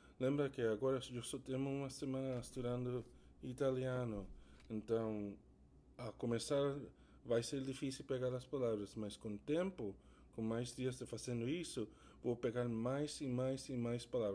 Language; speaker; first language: Portuguese; non-native, learner; English